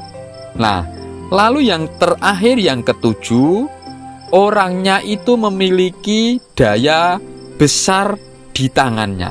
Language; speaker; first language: Indonesian; non-native, local second language; Javanese